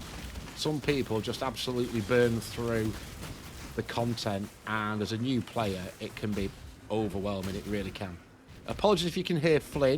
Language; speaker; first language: English; native; English